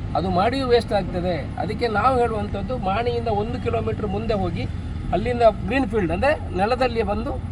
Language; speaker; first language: Kannada; non-native, local second language; Tulu